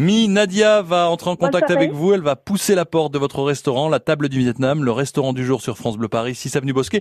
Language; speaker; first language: French; native; French